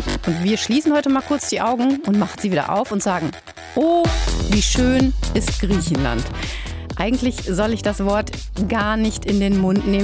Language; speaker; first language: German; native; German